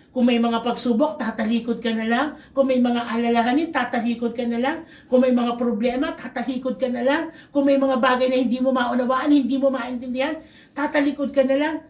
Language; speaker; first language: Filipino; native; Filipino